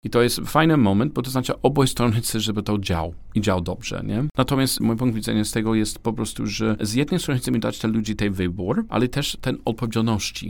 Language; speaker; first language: Polish; non-native, learner; English